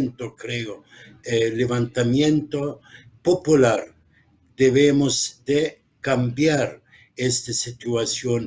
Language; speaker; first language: Spanish; non-native, fluent; Arabic